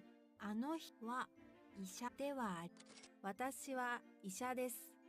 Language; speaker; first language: Japanese; non-native, learner; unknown